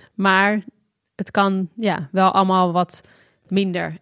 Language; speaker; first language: Dutch; native; Dutch